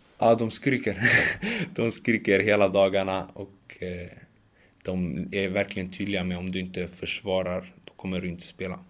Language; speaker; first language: Swedish; early bilingual, other home language; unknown